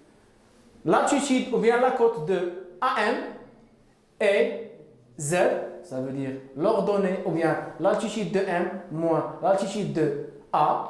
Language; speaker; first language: French; non-native, local second language; Arabic